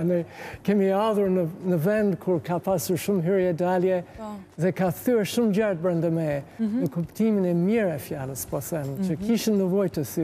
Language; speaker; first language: Albanian; non-native, learner; English